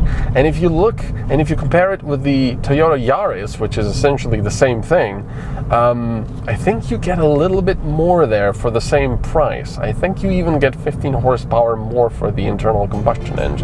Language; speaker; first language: English; non-native, fluent; Slovenian